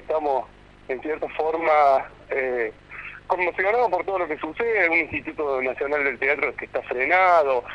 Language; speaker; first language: Spanish; native; Spanish